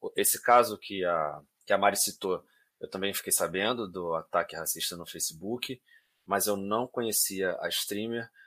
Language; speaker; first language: Portuguese; native; Portuguese